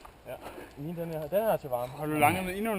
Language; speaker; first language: Danish; native; Danish